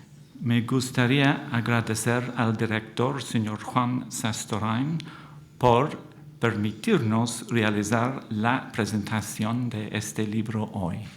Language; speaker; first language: Spanish; non-native, fluent; English